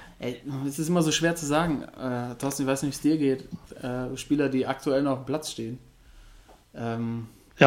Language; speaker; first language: German; native; German